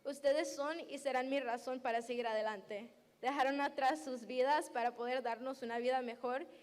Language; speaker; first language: Spanish; early bilingual, heritage; Spanish